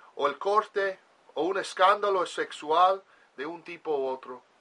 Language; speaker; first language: Spanish; non-native, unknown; English